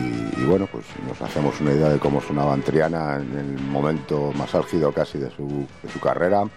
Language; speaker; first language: Spanish; native; Spanish